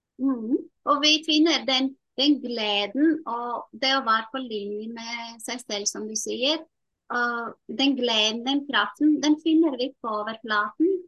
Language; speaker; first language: Norwegian; non-native, fluent; Latvian